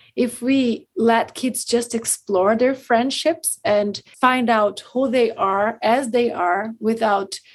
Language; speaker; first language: English; non-native, fluent; Portuguese